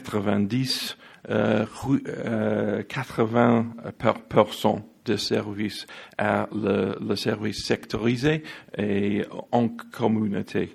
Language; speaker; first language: French; non-native, learner; English